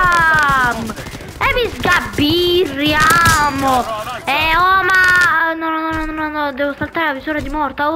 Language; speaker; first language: Italian; native; Italian